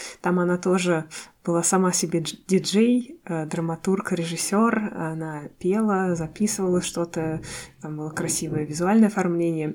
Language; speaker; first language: Russian; native; Russian